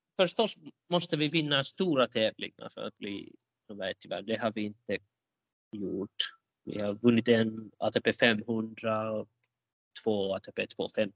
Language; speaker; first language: Swedish; non-native, local second language; Finnish